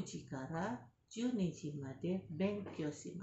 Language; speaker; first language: Japanese; non-native, fluent; Indonesian